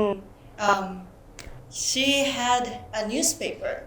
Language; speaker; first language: English; non-native, fluent; Japanese